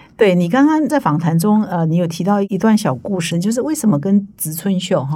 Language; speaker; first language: Chinese; native; Chinese